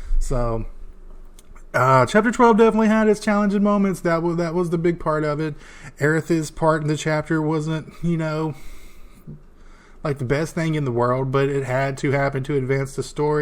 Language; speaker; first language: English; native; English